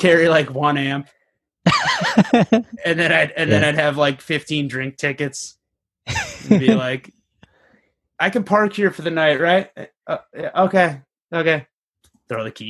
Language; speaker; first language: English; native; English